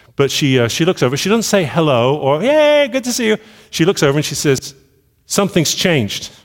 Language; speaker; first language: English; native; English